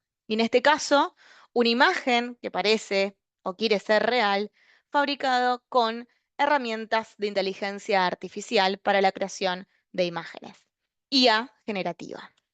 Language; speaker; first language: Spanish; native; Spanish